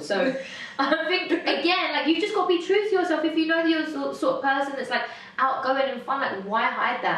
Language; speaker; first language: English; native; English